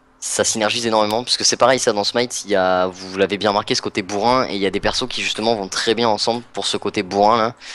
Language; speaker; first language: French; native; French